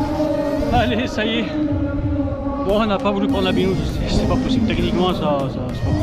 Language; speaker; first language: French; native; French